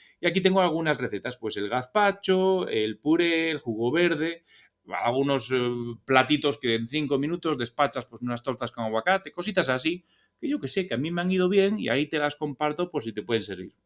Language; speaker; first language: Spanish; native; Spanish